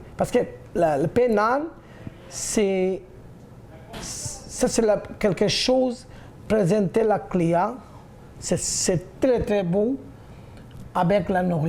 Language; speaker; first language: French; non-native, learner; Bangla